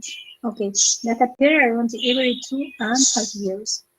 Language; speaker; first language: English; non-native, learner; Spanish